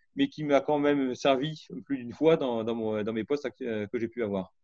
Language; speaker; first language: French; native; French